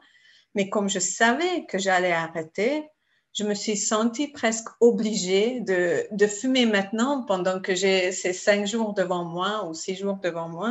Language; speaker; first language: French; non-native, fluent; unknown